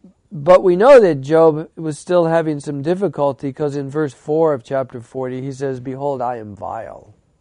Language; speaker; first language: English; native; English